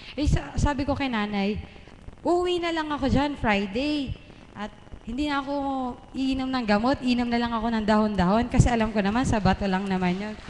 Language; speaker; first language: Filipino; native; Filipino